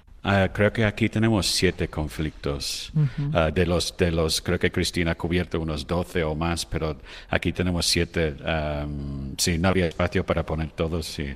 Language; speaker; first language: Spanish; non-native, fluent; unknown